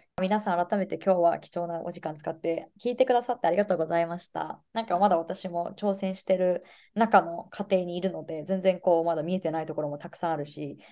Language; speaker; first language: Japanese; native; Japanese